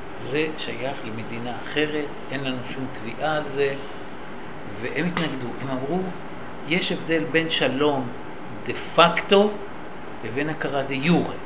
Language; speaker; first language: Hebrew; native; Hebrew